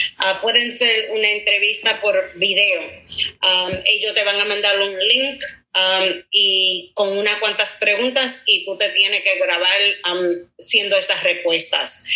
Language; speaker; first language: Spanish; early bilingual, heritage; Spanish